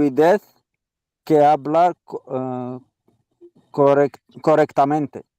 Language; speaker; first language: Spanish; non-native, learner; Arabic